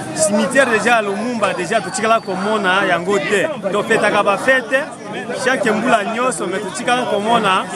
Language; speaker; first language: Lingala; native; Lingala